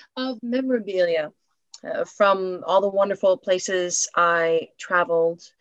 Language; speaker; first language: English; native; English